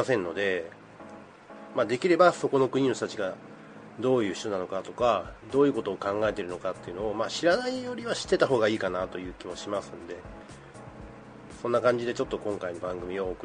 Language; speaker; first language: Japanese; native; Japanese